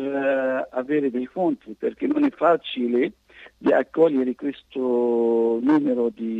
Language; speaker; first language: Italian; non-native, fluent; Arabic